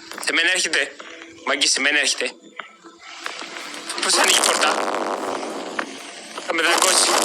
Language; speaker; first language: Greek; native; Greek